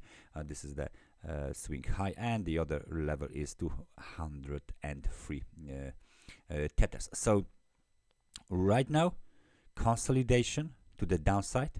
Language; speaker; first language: English; non-native, fluent; Polish